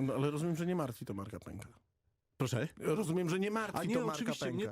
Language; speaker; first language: Polish; native; Polish